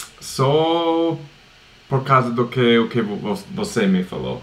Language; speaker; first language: Portuguese; non-native, fluent; English